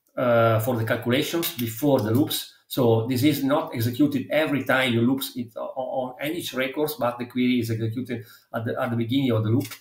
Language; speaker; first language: English; non-native, fluent; Italian